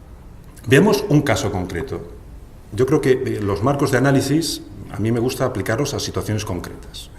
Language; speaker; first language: Spanish; native; Spanish